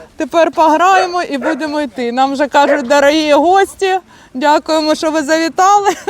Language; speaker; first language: Ukrainian; native; Ukrainian